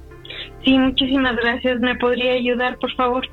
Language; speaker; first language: Spanish; native; Spanish